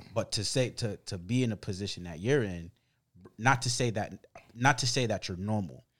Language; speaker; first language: English; early bilingual, other home language; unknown